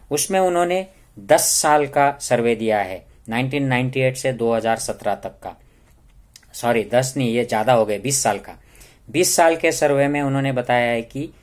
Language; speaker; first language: Hindi; non-native, local second language; Marathi